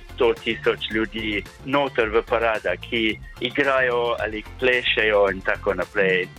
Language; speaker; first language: Slovenian; non-native, learner; English